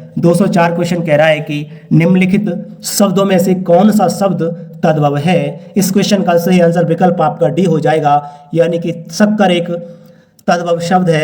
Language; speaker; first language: Hindi; native; Hindi